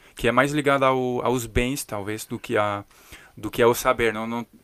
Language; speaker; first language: Portuguese; non-native, fluent; French